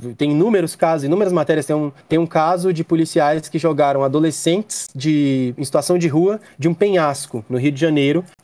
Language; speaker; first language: Portuguese; native; Portuguese